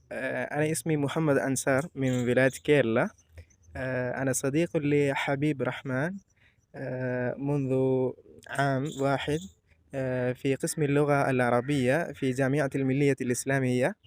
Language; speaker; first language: Arabic; non-native, fluent; Malayalam